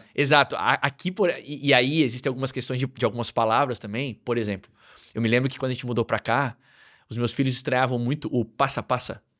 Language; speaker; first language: Portuguese; native; Portuguese